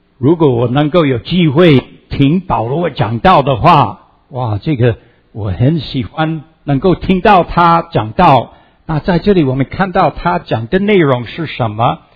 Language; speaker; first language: Chinese; early bilingual, heritage; Chinese